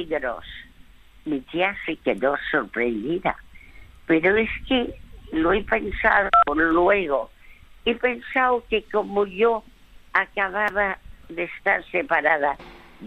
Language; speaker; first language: Spanish; early bilingual, other home language; French